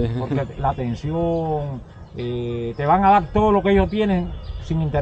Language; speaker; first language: Spanish; native; Spanish